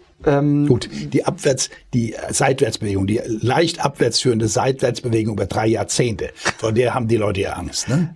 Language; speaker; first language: German; native; German